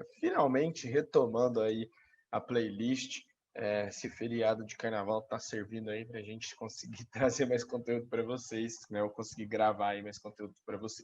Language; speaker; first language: Portuguese; native; Portuguese